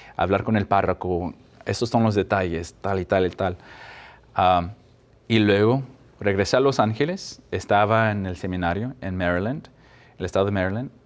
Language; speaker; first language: Spanish; early bilingual, heritage; Spanish